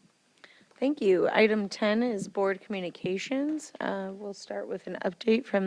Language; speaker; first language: English; native; English